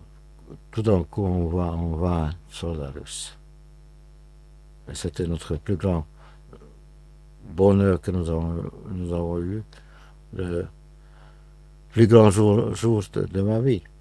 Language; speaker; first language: French; non-native, fluent; Hungarian